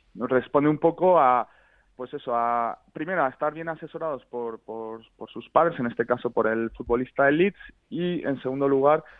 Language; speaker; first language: Spanish; native; Spanish